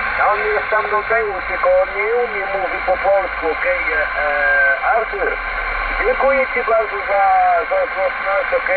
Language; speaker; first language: Polish; non-native, learner; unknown